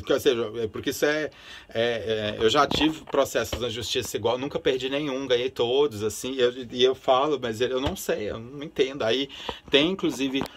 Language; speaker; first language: Portuguese; early bilingual, other home language; Spanish